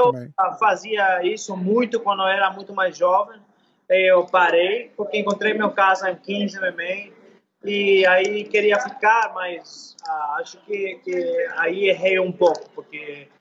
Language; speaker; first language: Portuguese; non-native, learner; English